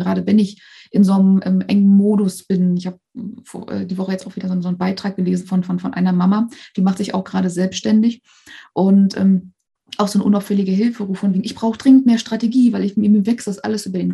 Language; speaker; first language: German; native; German